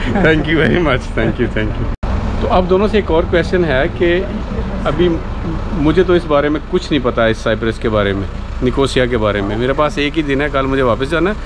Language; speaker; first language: Hindi; native; Hindi